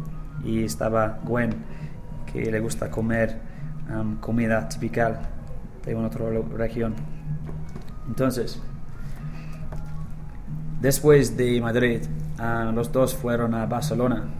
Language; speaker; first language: Spanish; non-native, learner; English